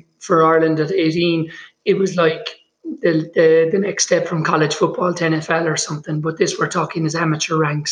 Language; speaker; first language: English; native; English